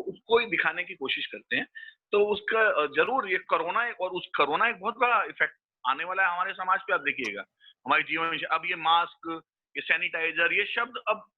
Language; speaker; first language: Hindi; native; Hindi